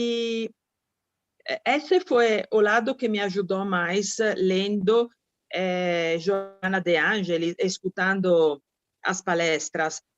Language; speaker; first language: Portuguese; non-native, fluent; Italian